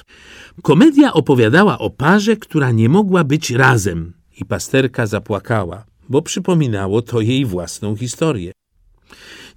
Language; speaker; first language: Polish; native; Polish